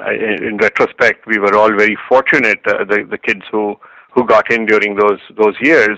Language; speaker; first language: English; non-native, local second language; Hindi